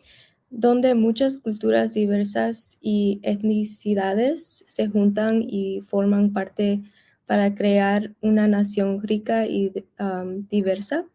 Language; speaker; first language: Spanish; early bilingual, heritage; Spanish